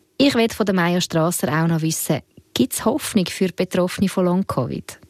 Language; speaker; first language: German; native; German